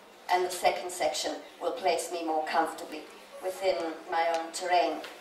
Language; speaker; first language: English; native; English